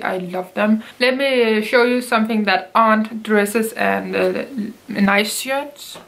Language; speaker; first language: English; non-native, fluent; Danish